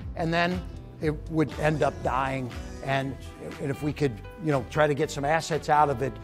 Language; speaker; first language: English; native; English